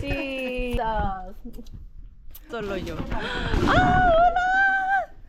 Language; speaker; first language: Spanish; non-native, learner; Korean